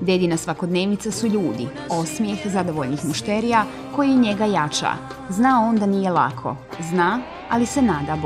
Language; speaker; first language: Bosnian; native; Bosnian